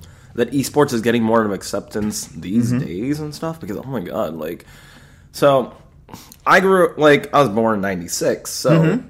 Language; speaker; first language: English; native; English